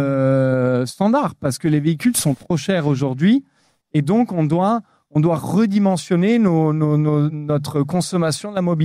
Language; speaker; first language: French; native; French